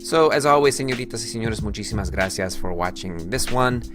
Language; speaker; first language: Spanish; non-native, fluent; English